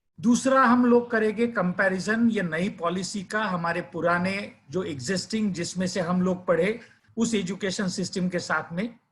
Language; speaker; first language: Hindi; non-native, local second language; Marathi